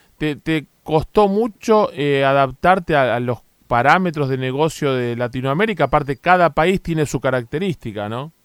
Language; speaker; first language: Spanish; native; Spanish